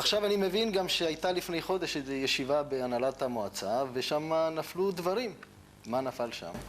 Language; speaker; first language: Hebrew; native; Hebrew